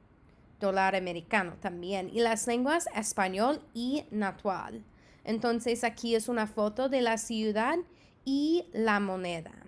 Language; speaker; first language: Spanish; non-native, fluent; English